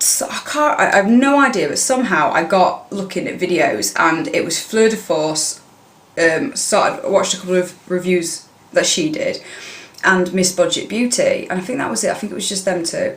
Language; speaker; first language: English; native; English